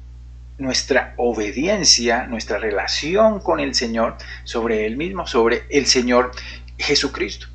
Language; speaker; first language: Spanish; native; Spanish